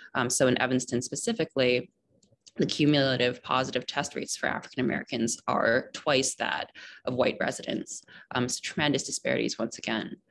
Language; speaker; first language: English; native; English